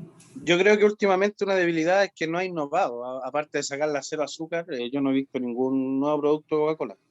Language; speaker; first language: Spanish; native; Spanish